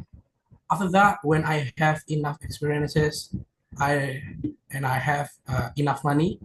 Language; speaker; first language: English; non-native, learner; Indonesian